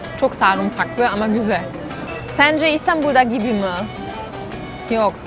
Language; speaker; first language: Turkish; non-native, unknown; German